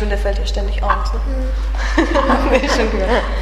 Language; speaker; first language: German; non-native, fluent; Czech